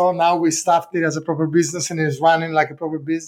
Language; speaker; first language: English; non-native, fluent; Italian